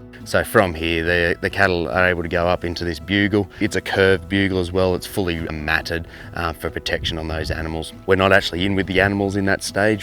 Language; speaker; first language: English; native; English